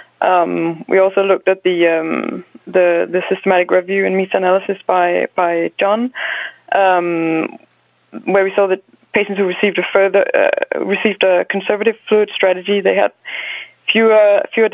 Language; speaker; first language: English; non-native, fluent; Danish